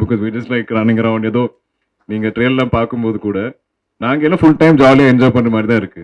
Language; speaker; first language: Tamil; non-native, local second language; Malayalam